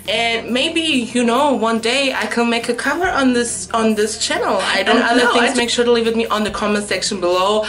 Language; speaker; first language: English; non-native, fluent; Portuguese